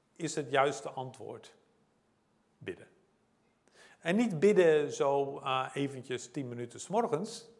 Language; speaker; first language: Dutch; native; Dutch